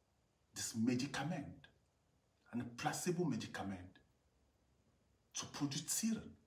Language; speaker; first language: German; non-native, fluent; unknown